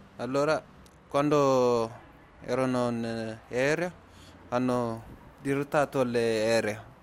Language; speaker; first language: Italian; non-native, learner; Tigrinya